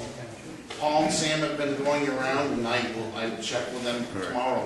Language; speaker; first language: English; native; English